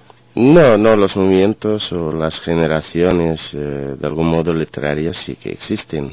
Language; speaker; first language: Spanish; non-native, fluent; Arabic